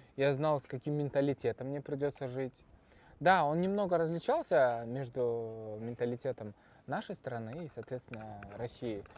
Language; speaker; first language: Russian; native; Russian